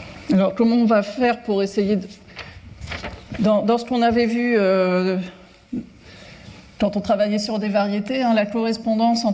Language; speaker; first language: French; native; French